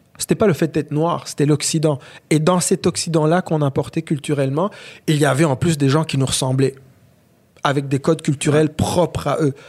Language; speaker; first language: French; non-native, local second language; Kinyarwanda